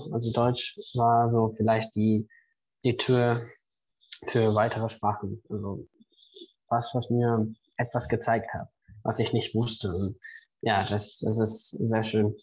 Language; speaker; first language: German; non-native, fluent; Spanish